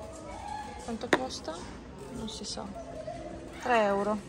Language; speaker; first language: Italian; non-native, fluent; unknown